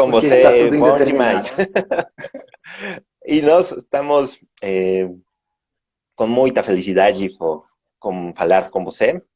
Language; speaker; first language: Portuguese; non-native, learner; Spanish